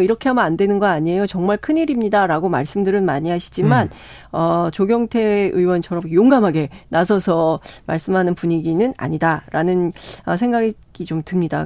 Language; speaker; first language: Korean; native; Korean